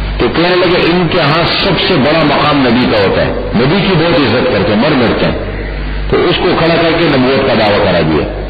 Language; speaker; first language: Urdu; non-native, local second language; Pashto